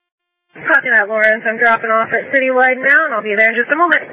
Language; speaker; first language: English; native; English